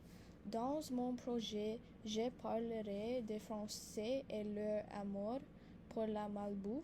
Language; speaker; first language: French; non-native, learner; English